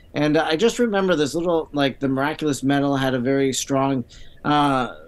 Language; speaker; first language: English; native; English